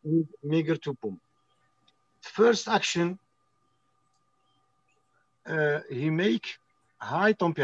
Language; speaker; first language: English; non-native, learner; French